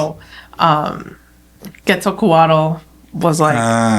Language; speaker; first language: English; native; English